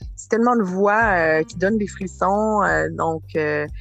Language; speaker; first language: French; native; French